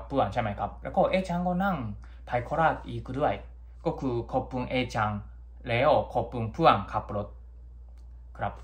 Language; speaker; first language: Thai; non-native, learner; Japanese